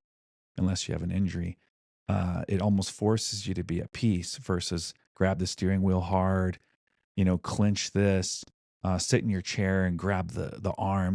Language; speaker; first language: English; native; English